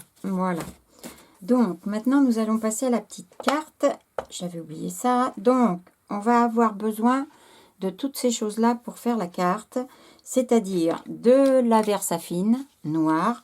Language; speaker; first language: French; native; French